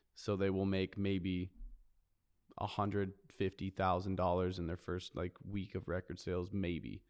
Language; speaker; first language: English; native; English